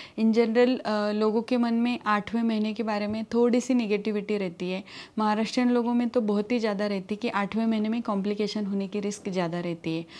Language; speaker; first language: Hindi; non-native, local second language; Marathi